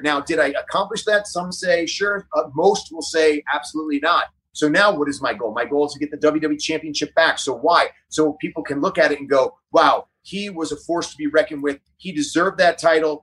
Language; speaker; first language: English; native; English